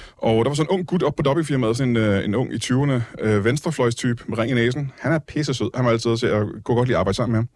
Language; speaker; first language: Danish; native; Danish